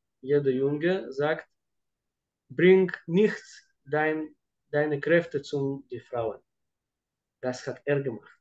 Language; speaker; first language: German; non-native, fluent; Russian